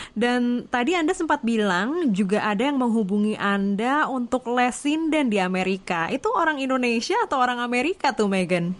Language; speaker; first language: Indonesian; native; Indonesian